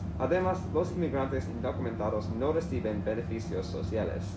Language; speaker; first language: Spanish; non-native, learner; English